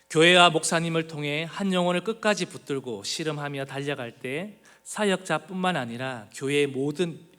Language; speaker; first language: Korean; native; Korean